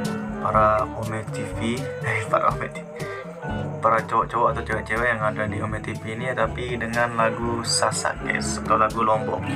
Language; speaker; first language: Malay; non-native, local second language; Sasak